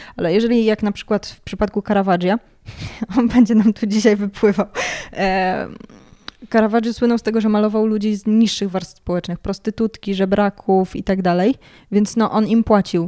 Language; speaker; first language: Polish; native; Polish